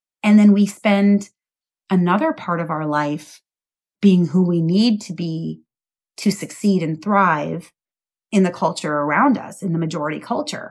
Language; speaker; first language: English; native; English